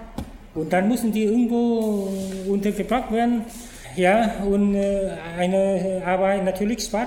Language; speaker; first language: German; non-native, fluent; Vietnamese